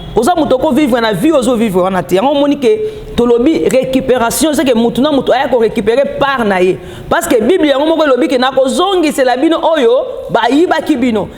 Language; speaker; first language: Lingala; native; Lingala